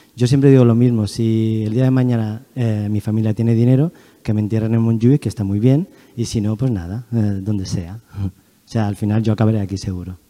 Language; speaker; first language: Spanish; early bilingual, other home language; Chinese